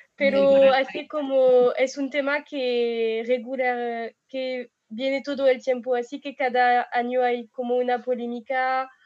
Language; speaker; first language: Spanish; non-native, fluent; French